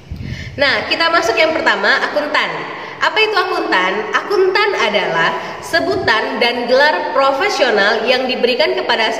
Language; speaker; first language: Indonesian; native; Indonesian